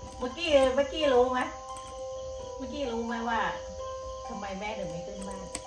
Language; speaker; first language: Thai; native; Thai